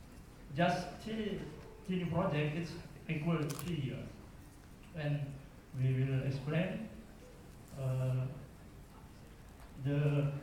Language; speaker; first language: English; non-native, learner; Indonesian